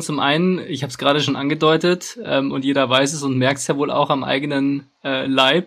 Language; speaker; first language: German; native; German